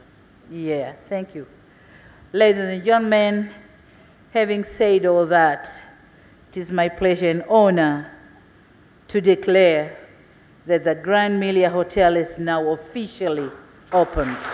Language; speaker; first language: English; non-native, local second language; Swahili